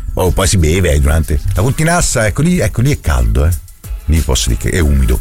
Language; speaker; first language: Italian; native; Italian